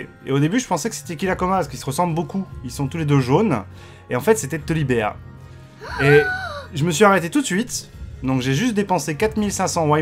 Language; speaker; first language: French; native; French